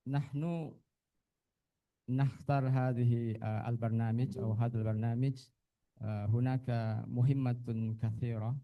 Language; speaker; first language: Arabic; non-native, learner; Indonesian